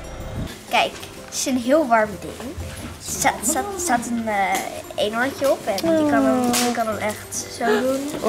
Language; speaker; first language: Dutch; native; Dutch